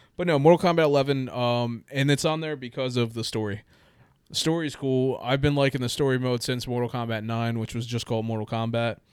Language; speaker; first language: English; native; English